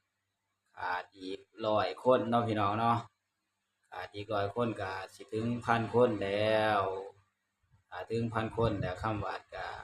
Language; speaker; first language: Thai; non-native, local second language; Lao